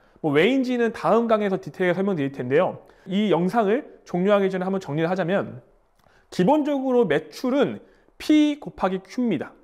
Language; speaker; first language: Korean; native; Korean